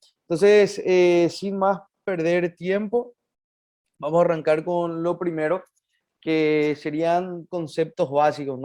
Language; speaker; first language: Spanish; native; Spanish